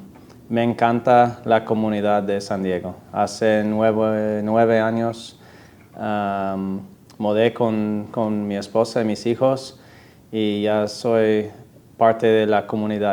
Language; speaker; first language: Spanish; non-native, fluent; English